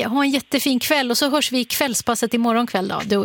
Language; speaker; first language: Swedish; native; Swedish